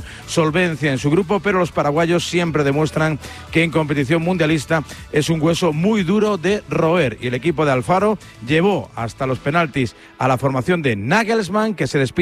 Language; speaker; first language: Spanish; native; Spanish